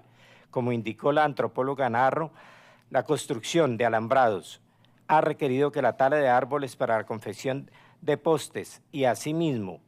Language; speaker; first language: Spanish; native; Spanish